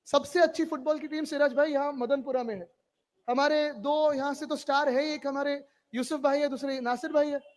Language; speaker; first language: Hindi; non-native, local second language; Marathi